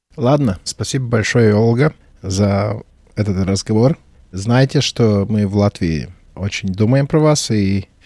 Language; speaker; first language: Russian; non-native, local second language; Latvian